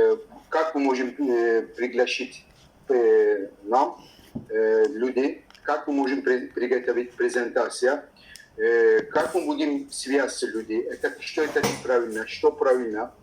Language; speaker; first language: Russian; non-native, learner; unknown